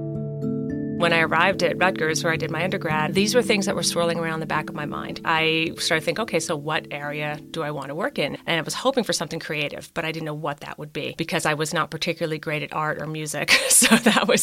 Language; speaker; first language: English; native; English